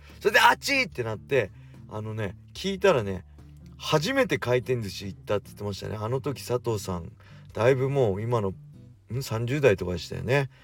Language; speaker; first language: Japanese; native; Japanese